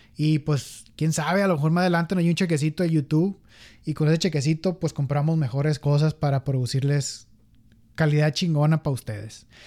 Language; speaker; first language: Spanish; native; Spanish